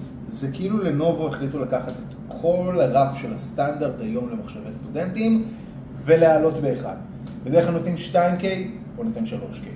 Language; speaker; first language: Hebrew; native; Hebrew